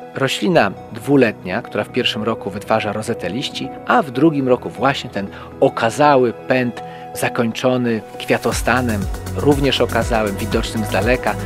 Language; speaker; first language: Polish; native; Polish